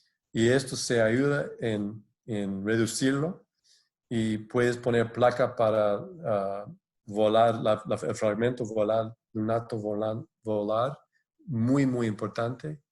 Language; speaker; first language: Spanish; non-native, fluent; English